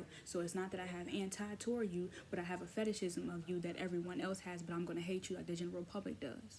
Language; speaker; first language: English; native; English